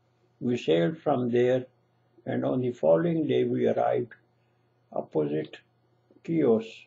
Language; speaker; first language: English; non-native, local second language; Punjabi